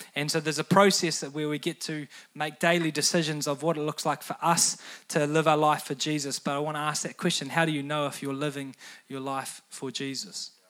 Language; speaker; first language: English; native; English